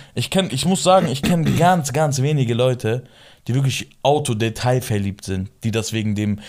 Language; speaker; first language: German; native; German